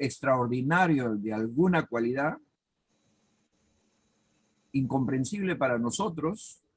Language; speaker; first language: Spanish; native; Spanish